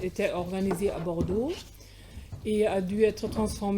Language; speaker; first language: French; non-native, fluent; German